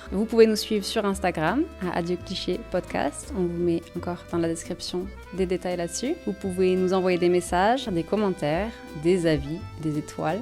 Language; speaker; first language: French; native; French